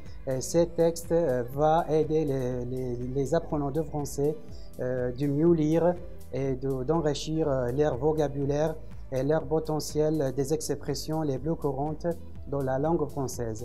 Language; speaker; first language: French; non-native, fluent; Arabic